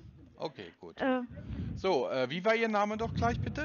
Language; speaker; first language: German; native; German